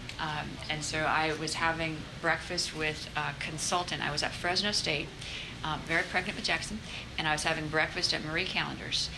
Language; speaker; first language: English; native; English